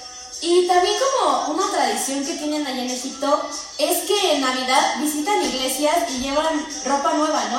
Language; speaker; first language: Spanish; native; Spanish